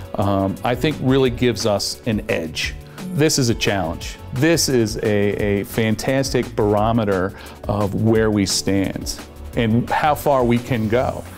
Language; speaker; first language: English; native; English